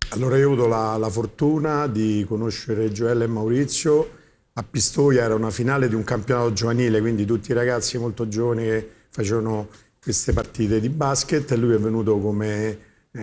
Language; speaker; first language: Italian; native; Italian